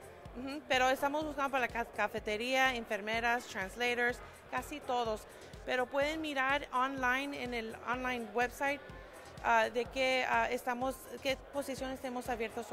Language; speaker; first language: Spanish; early bilingual, heritage; Spanish